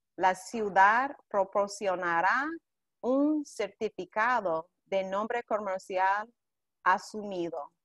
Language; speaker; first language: Spanish; non-native, fluent; English